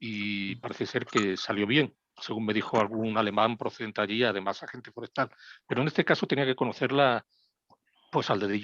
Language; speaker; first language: Spanish; native; Spanish